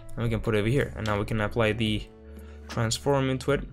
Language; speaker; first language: English; non-native, fluent; Spanish